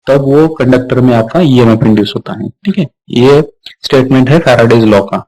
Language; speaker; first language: Hindi; non-native, local second language; Marathi